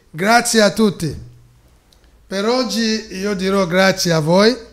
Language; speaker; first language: Italian; non-native, fluent; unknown